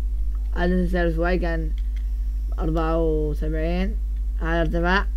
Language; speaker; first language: Arabic; native; Arabic